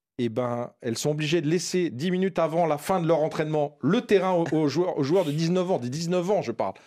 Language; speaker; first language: French; native; French